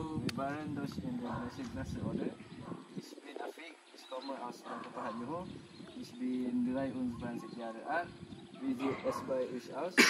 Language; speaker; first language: German; non-native, learner; Malay